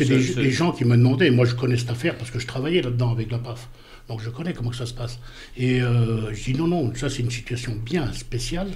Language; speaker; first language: French; native; French